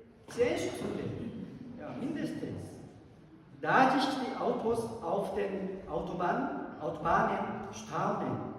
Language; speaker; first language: German; non-native, learner; Korean